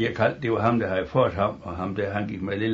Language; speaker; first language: Danish; native; Danish